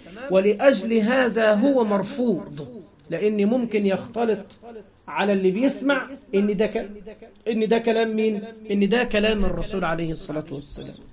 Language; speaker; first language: Arabic; native; Arabic